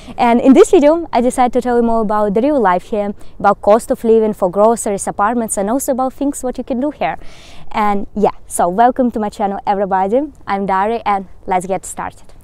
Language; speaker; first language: English; non-native, fluent; Russian